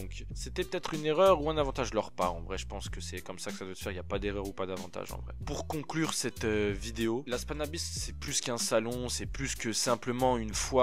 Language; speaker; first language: French; native; French